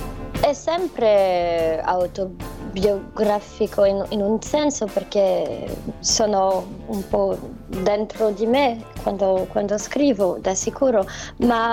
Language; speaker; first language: Italian; non-native, fluent; French